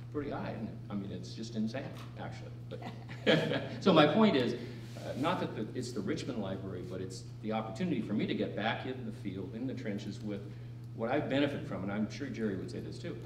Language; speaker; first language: English; native; English